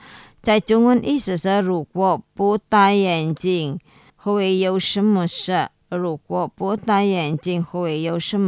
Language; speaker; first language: Chinese; non-native, learner; Indonesian